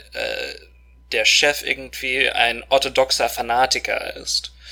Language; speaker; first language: German; non-native, fluent; Russian